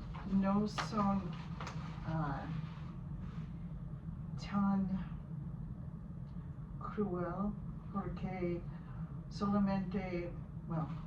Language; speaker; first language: Spanish; non-native, learner; English